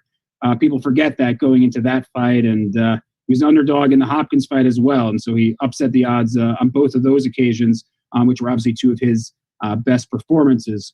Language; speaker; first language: English; native; English